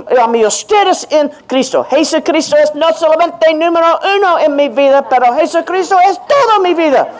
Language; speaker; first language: Spanish; non-native, learner; English